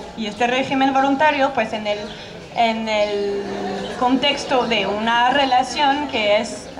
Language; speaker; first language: Spanish; non-native, fluent; French